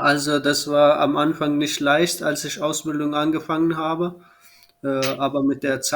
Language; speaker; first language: German; non-native, fluent; Pashto